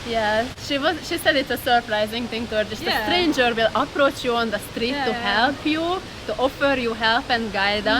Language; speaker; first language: English; non-native, fluent; Hungarian